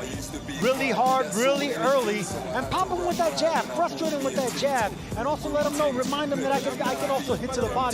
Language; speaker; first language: English; native; English